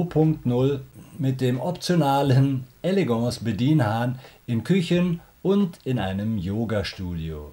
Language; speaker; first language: German; native; German